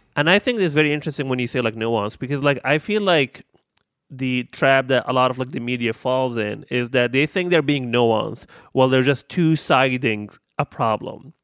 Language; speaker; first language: English; non-native, fluent; Arabic